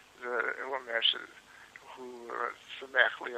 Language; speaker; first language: Hebrew; non-native, learner; English